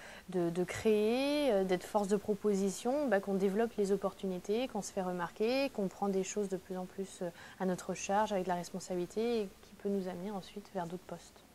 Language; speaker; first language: French; native; French